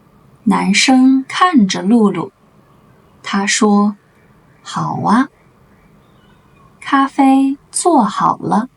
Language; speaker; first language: Chinese; native; Chinese